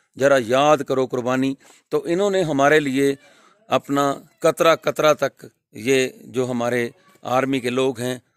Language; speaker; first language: Hindi; non-native, local second language; Punjabi